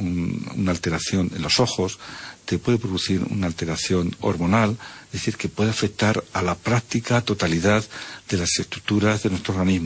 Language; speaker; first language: Spanish; native; Spanish